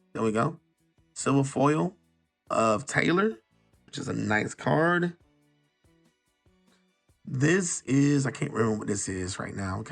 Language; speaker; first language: English; native; English